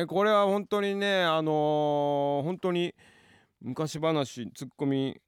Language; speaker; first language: Japanese; native; Japanese